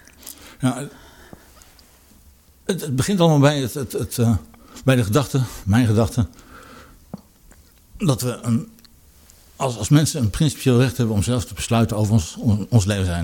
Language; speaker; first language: Dutch; native; Dutch